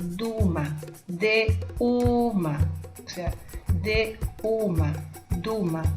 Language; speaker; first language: Portuguese; non-native, fluent; Spanish